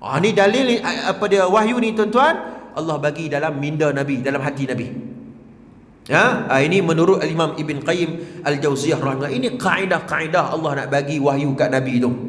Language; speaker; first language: Malay; native; Malay